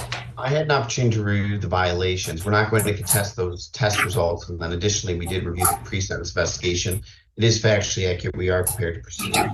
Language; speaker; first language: English; native; English